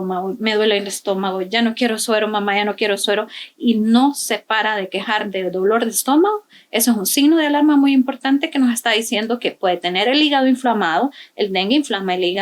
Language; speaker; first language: Spanish; native; Spanish